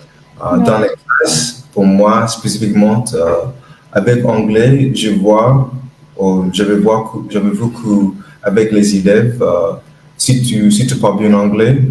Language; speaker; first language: French; non-native, learner; English